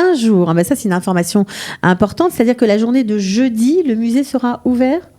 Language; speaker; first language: French; native; French